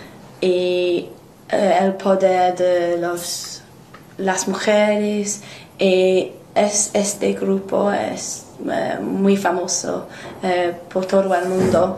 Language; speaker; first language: Spanish; non-native, learner; English